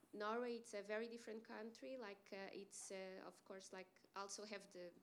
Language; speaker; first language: English; non-native, fluent; Portuguese